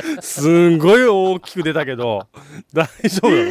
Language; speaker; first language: Japanese; native; Japanese